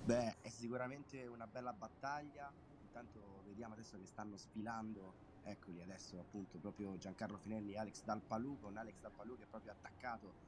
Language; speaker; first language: Italian; native; Italian